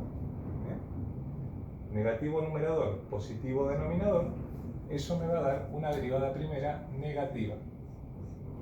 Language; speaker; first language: Spanish; native; Spanish